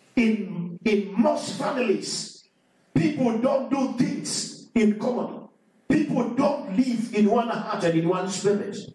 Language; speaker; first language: English; non-native, local second language; Swahili